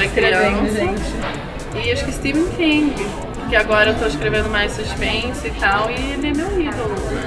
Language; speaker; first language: Portuguese; native; Portuguese